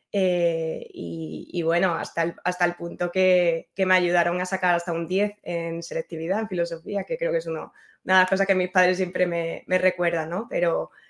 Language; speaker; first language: Spanish; native; Spanish